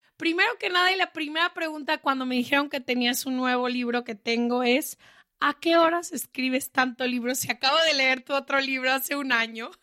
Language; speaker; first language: Spanish; native; Spanish